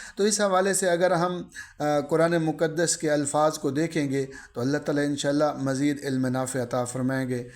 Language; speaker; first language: Urdu; native; Urdu